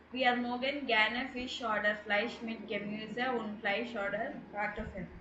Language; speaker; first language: German; non-native, fluent; Tamil